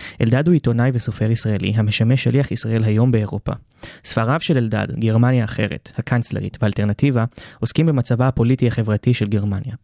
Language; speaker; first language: Hebrew; native; Hebrew